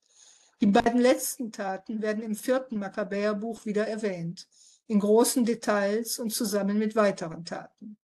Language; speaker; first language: German; native; German